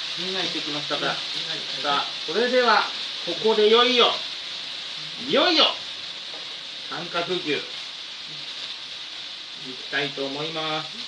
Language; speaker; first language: Japanese; native; Japanese